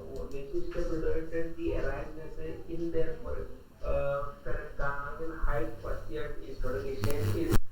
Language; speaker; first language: German; non-native, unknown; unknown